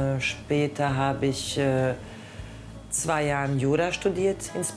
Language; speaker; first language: German; non-native, fluent; Croatian